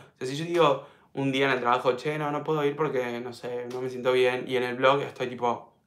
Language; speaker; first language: Spanish; native; Spanish